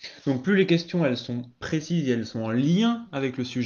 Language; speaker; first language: French; native; French